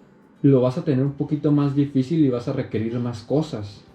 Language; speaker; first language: Spanish; native; Spanish